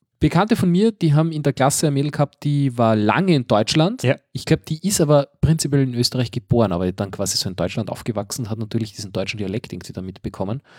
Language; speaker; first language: German; native; German